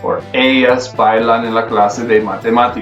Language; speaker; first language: Spanish; non-native, fluent; English